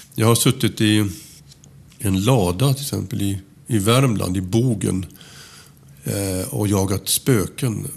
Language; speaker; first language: Swedish; native; Swedish